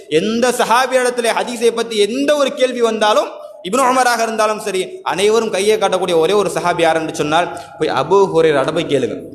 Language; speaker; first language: Tamil; native; Tamil